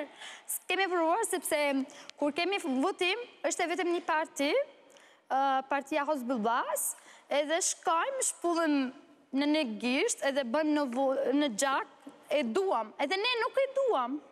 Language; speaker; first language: Albanian; non-native, learner; Arabic